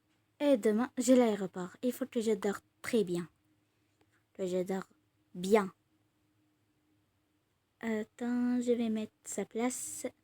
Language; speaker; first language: French; non-native, learner; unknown